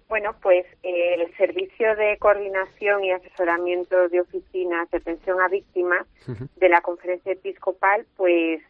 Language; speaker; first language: Spanish; native; Spanish